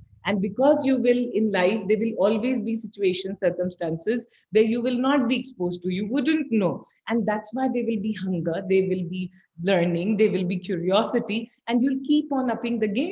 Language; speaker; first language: English; non-native, local second language; Hindi